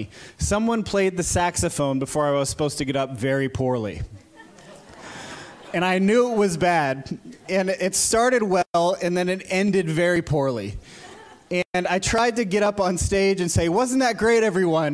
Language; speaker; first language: English; native; English